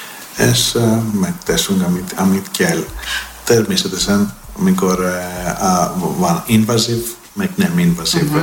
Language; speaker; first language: Hungarian; non-native, learner; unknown